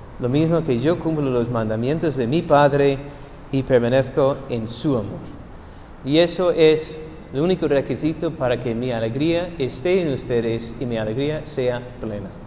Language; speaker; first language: Spanish; non-native, fluent; English